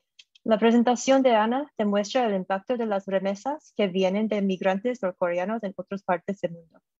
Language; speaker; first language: Spanish; non-native, fluent; English